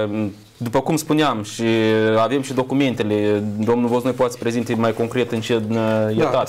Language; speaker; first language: Romanian; native; Romanian